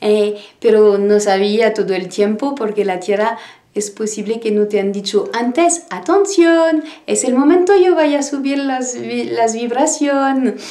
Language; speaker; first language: Spanish; non-native, learner; French